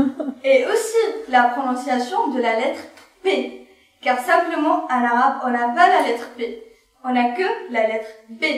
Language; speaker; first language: French; non-native, fluent; Arabic